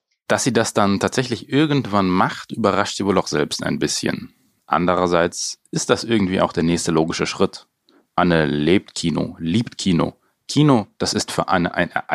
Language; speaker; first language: German; native; German